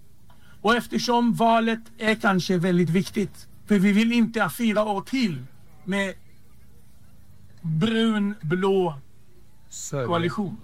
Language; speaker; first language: Swedish; non-native, fluent; Hebrew